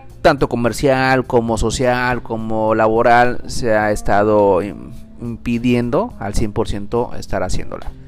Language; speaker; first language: Spanish; native; Spanish